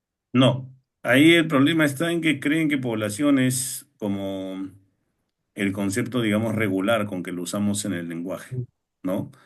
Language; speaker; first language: Spanish; native; Spanish